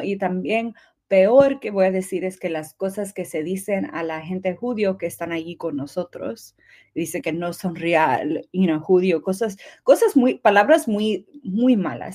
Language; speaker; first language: Spanish; early bilingual, heritage; English